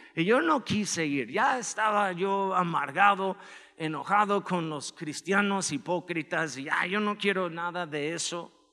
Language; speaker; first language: Spanish; non-native, fluent; English